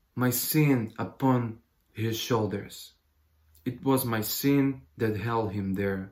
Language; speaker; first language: English; non-native, fluent; Ukrainian